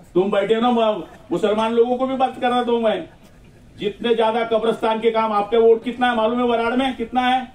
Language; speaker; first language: Hindi; non-native, local second language; Marathi